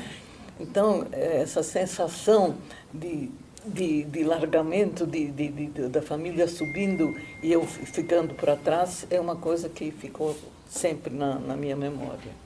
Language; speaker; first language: Portuguese; non-native, fluent; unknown